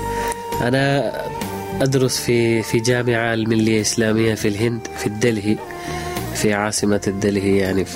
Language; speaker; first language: Arabic; non-native, learner; Urdu